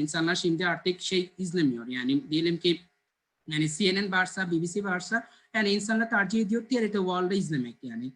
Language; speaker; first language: Turkish; non-native, learner; Bangla